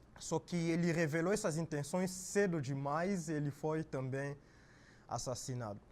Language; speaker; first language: Portuguese; non-native, fluent; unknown